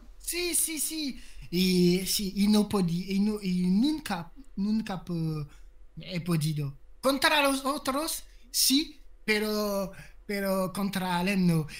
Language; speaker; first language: Spanish; non-native, learner; French